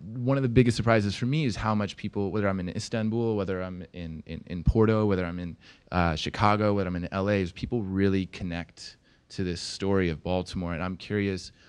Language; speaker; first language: English; native; English